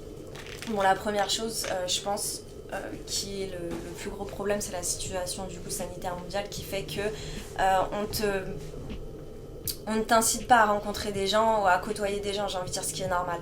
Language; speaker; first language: French; native; French